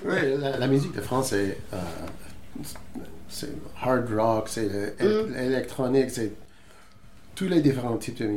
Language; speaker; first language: French; non-native, learner; English